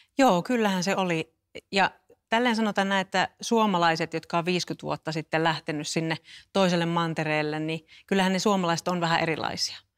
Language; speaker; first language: Finnish; native; Finnish